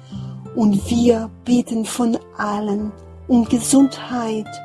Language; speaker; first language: German; non-native, fluent; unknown